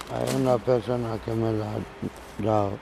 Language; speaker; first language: Spanish; non-native, learner; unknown